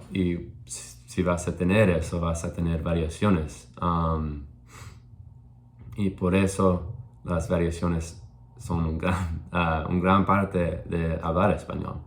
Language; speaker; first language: Spanish; non-native, learner; English